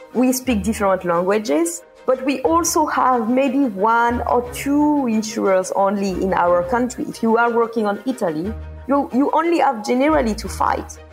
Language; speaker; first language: English; non-native, fluent; French